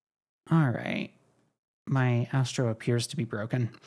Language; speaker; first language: English; native; English